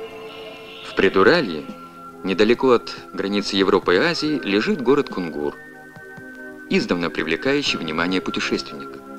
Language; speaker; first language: Russian; native; Russian